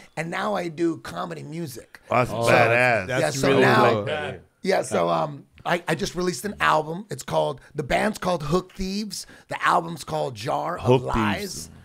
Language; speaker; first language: English; native; English